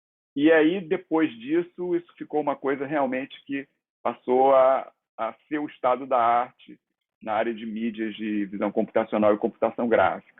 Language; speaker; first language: Portuguese; native; Portuguese